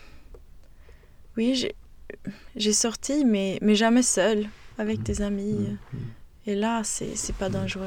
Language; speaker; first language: French; non-native, fluent; Swedish